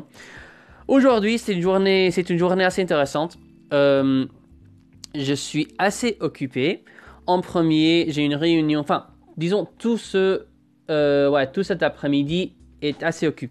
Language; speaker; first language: French; non-native, fluent; English